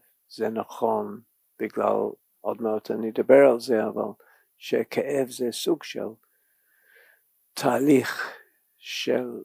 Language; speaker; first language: Hebrew; non-native, learner; English